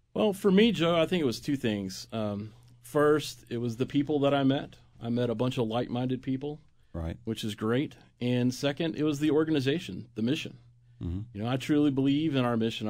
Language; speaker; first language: English; native; English